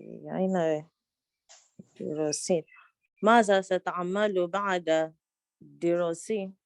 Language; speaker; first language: Arabic; non-native, learner; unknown